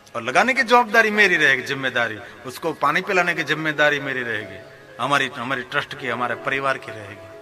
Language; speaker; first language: Hindi; non-native, local second language; Gujarati